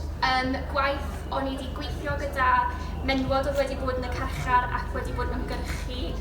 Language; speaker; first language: Welsh; native; Welsh